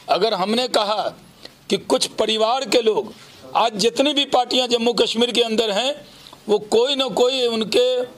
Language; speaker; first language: Hindi; native; Hindi